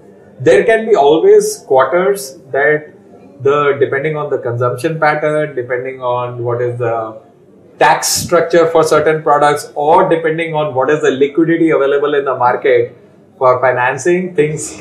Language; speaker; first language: English; non-native, local second language; Hindi